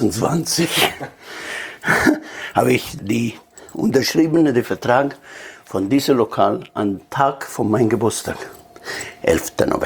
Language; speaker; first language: German; non-native, fluent; Italian